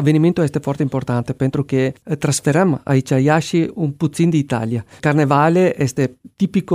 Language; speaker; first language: Romanian; non-native, learner; Italian